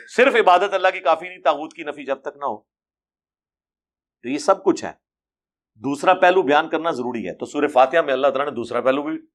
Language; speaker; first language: Urdu; non-native, local second language; Punjabi